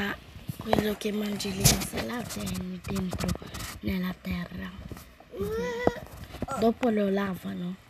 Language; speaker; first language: Italian; early bilingual, other home language; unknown